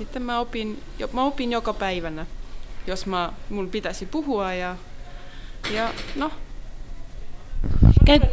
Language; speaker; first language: Finnish; non-native, learner; Estonian